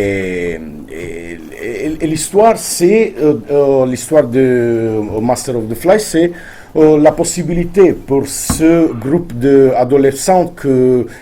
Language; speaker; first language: French; non-native, fluent; Italian